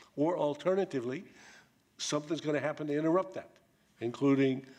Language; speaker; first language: English; native; English